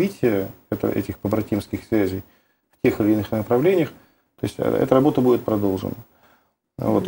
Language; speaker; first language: Russian; native; Russian